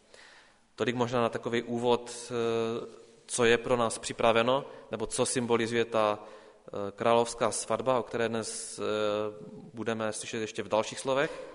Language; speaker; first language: Czech; non-native, local second language; Polish